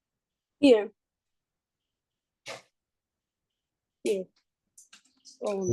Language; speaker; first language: English; non-native, learner; Thai